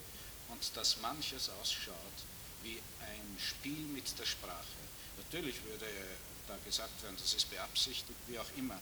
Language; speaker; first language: German; native; German